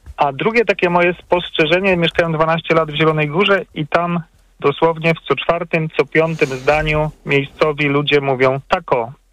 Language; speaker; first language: Polish; native; Polish